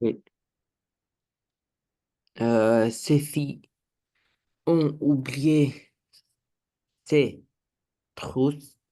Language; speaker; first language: French; non-native, learner; Romanian